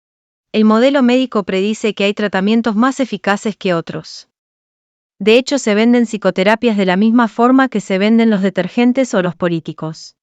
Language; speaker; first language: Spanish; native; Spanish